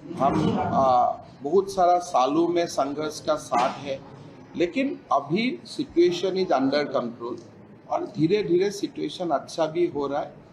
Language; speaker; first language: Hindi; non-native, local second language; Assamese